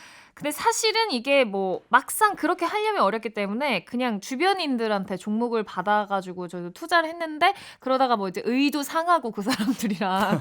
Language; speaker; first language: Korean; native; Korean